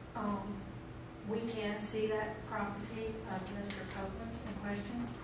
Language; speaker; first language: English; native; English